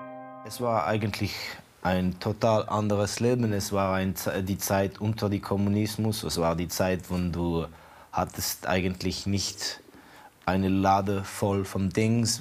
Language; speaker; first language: German; non-native, fluent; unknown